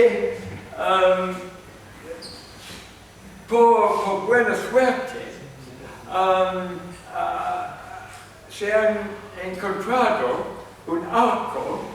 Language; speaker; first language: Spanish; non-native, fluent; English